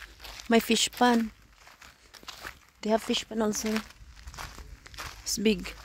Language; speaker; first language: English; non-native, learner; Filipino